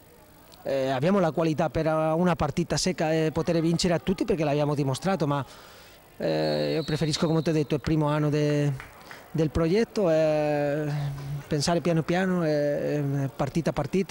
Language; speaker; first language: Italian; non-native, fluent; Spanish